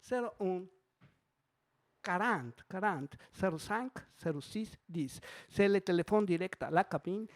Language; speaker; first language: French; non-native, fluent; Spanish